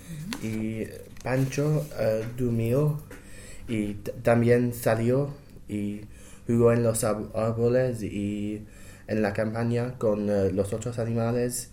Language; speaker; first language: Spanish; non-native, learner; English